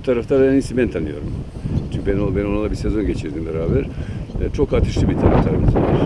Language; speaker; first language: Turkish; non-native, fluent; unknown